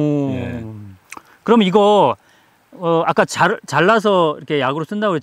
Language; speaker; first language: Korean; native; Korean